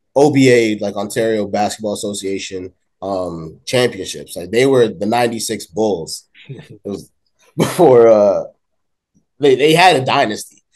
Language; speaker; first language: English; native; English